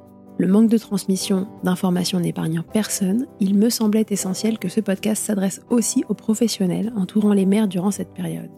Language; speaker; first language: French; native; French